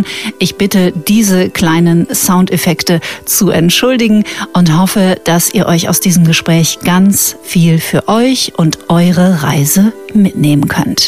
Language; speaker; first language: German; native; German